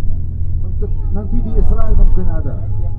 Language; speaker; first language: Indonesian; non-native, fluent; Arabic